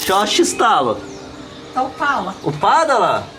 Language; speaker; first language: Ukrainian; early bilingual, heritage; Portuguese